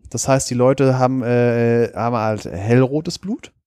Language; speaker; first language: German; native; German